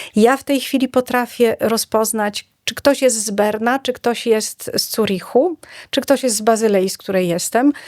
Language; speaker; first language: Polish; native; Polish